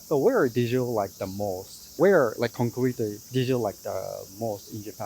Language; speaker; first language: English; non-native, fluent; Japanese